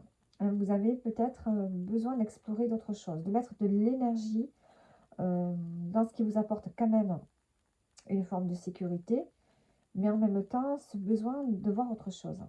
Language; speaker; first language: French; native; French